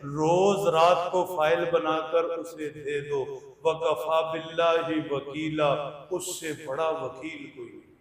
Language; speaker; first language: Urdu; non-native, local second language; Punjabi